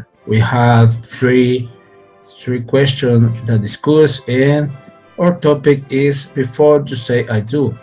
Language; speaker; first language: English; non-native, learner; Spanish